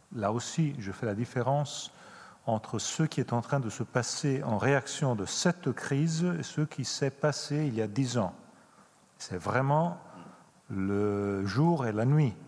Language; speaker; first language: French; non-native, fluent; Italian